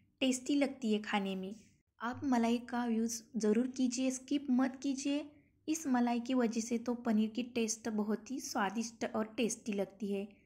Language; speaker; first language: Hindi; non-native, local second language; Marathi